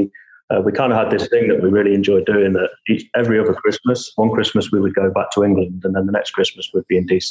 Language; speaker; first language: English; native; English